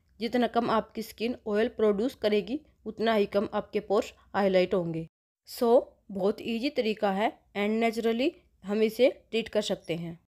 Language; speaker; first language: Hindi; native; Hindi